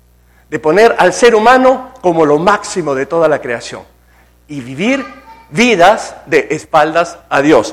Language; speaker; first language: Spanish; native; Spanish